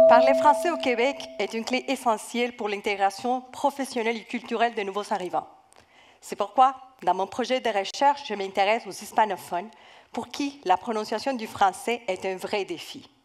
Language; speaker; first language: French; non-native, fluent; Spanish